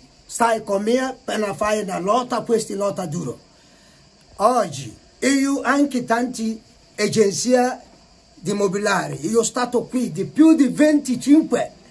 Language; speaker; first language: Italian; non-native, learner; Igbo